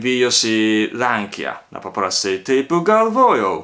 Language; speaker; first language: Lithuanian; non-native, learner; Japanese